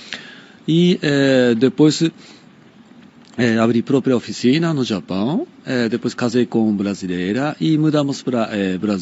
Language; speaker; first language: Portuguese; non-native, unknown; Japanese